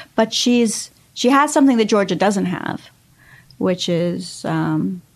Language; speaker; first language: English; native; English